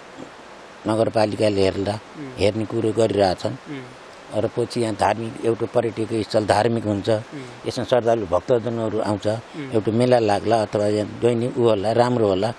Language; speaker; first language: Nepali; native; Nepali